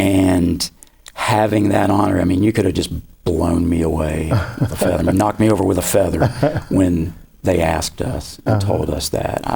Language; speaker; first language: English; native; English